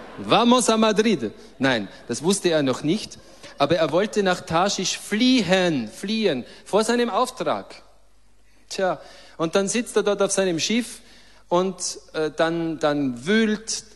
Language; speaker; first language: German; native; German